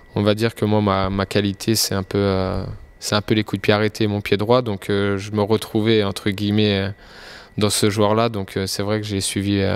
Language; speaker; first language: French; native; French